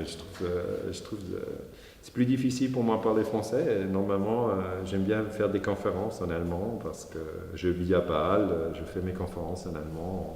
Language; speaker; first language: French; non-native, fluent; German